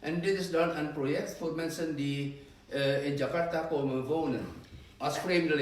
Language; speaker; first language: Dutch; non-native, fluent; Indonesian